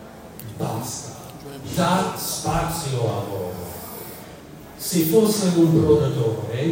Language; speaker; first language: Italian; non-native, fluent; English